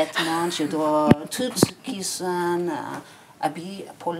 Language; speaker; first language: French; non-native, learner; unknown